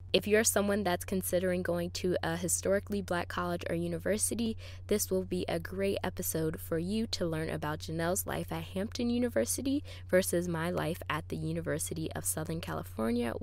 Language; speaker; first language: English; native; English